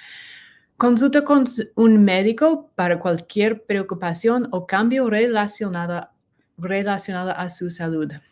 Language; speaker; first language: Spanish; non-native, learner; English